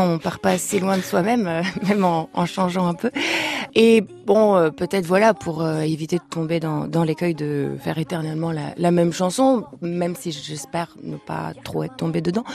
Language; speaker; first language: French; non-native, fluent; Lithuanian